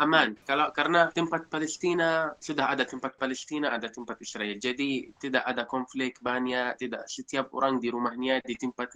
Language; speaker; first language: Indonesian; non-native, fluent; Arabic